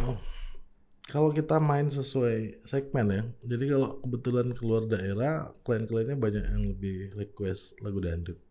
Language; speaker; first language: Indonesian; native; Indonesian